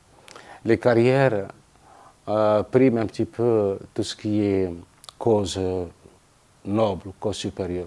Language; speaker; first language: French; non-native, local second language; Arabic